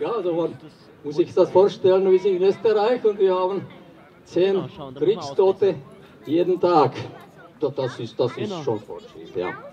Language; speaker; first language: German; non-native, fluent; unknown